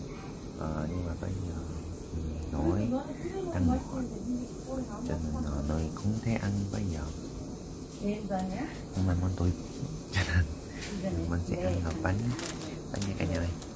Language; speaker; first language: Vietnamese; non-native, learner; Korean